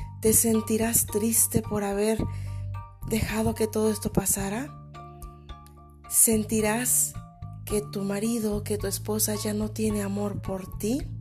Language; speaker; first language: Spanish; native; Spanish